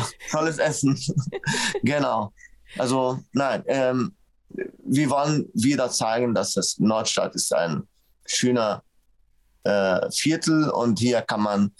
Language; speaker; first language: German; non-native, fluent; Arabic